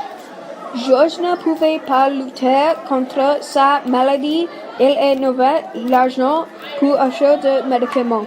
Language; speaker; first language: French; non-native, learner; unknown